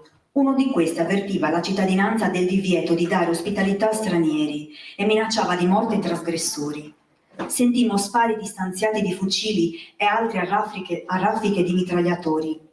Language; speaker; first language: Italian; native; Italian